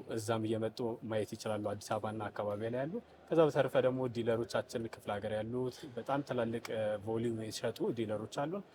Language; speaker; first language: Amharic; native; Amharic